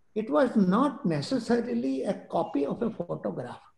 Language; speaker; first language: English; non-native, local second language; Gujarati